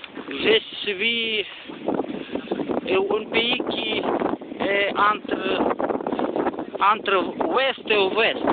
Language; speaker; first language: French; non-native, learner; Romanian